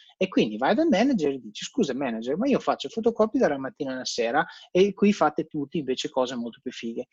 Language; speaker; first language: Italian; native; Italian